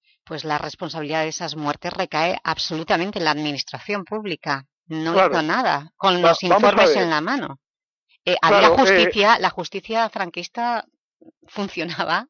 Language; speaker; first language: Spanish; native; Spanish